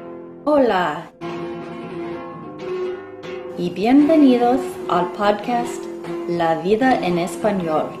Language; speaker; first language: Spanish; non-native, fluent; English